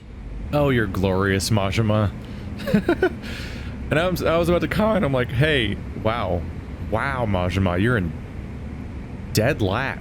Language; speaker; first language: English; native; English